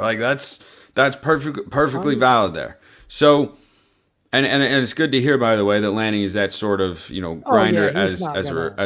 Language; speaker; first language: English; native; English